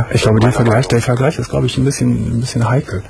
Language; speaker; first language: German; native; German